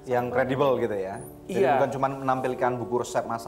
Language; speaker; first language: Indonesian; native; Indonesian